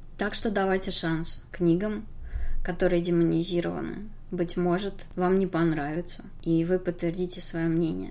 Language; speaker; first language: Russian; native; Russian